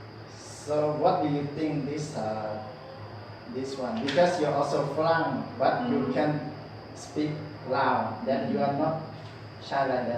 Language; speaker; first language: English; non-native, learner; Lao